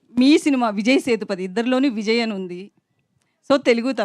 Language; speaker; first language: Telugu; native; Telugu